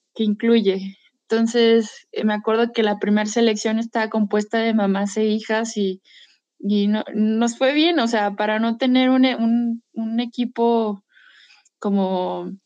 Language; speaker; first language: Spanish; native; Spanish